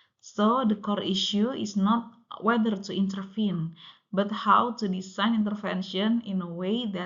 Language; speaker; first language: English; non-native, local second language; Indonesian